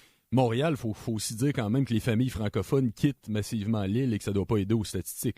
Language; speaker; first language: French; native; French